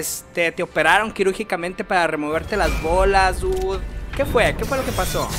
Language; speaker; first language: Spanish; native; Spanish